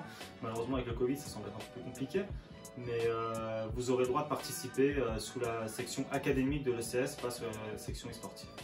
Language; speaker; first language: French; native; French